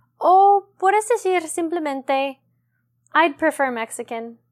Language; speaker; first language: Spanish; non-native, learner; English